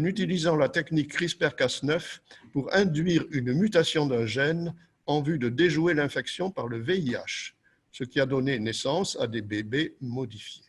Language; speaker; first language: French; native; French